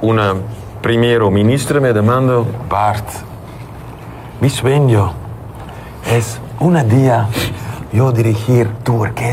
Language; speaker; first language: Spanish; non-native, learner; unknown